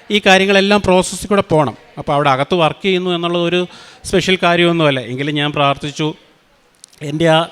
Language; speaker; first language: Malayalam; native; Malayalam